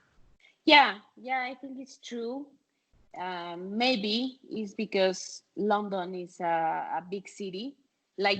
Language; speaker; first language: English; non-native, fluent; Spanish